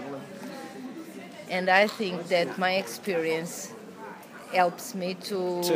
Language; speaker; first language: English; non-native, learner; Portuguese